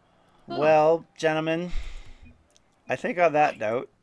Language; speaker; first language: English; native; English